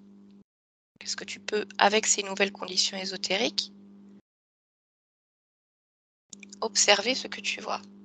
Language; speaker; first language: French; native; French